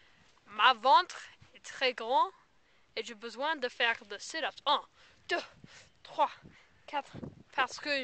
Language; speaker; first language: French; non-native, learner; English